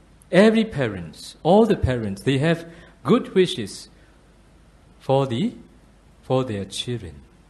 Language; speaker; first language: English; non-native, fluent; Burmese